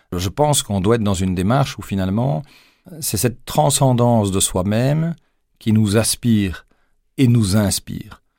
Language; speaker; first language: French; native; French